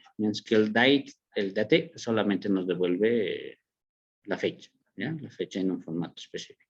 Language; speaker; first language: Spanish; native; Spanish